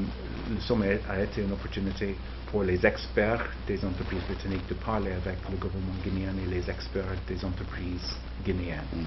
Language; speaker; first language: French; non-native, fluent; English